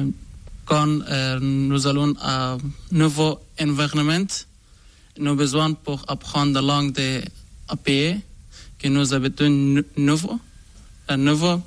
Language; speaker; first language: French; non-native, learner; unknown